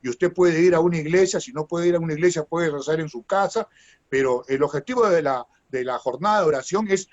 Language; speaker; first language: Spanish; native; Spanish